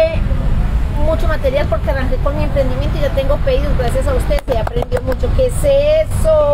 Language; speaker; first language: Spanish; native; Spanish